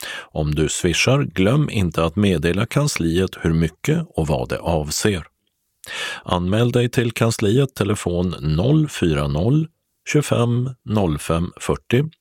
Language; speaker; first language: Swedish; native; Swedish